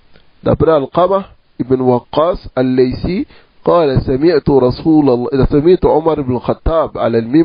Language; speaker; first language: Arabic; non-native, fluent; Wolof